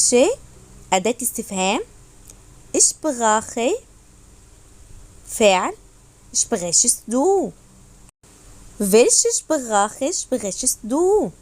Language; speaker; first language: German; non-native, fluent; Arabic